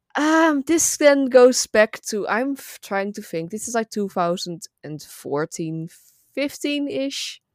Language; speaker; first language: English; non-native, fluent; Dutch